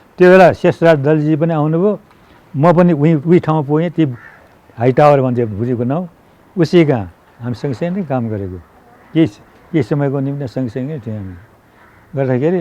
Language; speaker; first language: Nepali; non-native, local second language; Newari